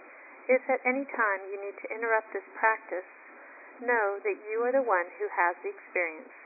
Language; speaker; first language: English; native; English